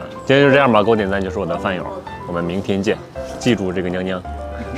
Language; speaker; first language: Chinese; native; Chinese